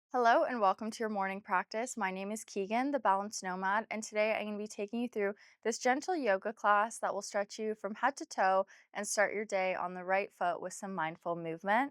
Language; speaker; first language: English; native; English